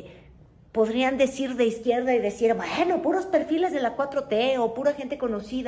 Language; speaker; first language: Spanish; native; Spanish